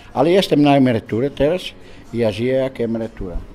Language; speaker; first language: Polish; non-native, learner; Dutch